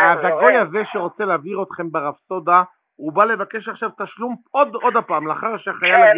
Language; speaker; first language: Hebrew; native; Hebrew